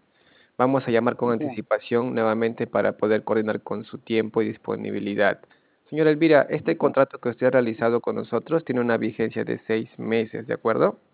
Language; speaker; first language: Spanish; native; Spanish